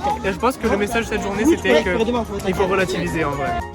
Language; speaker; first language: French; native; French